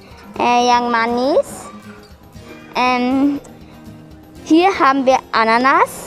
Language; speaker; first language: German; early bilingual, other home language; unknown